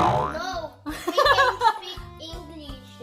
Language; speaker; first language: English; non-native, local second language; Filipino